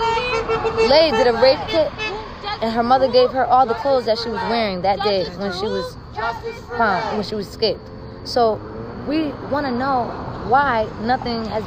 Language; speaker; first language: English; native; English